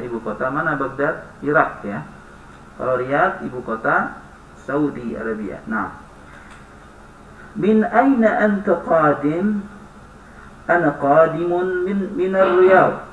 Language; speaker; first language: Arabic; non-native, fluent; Indonesian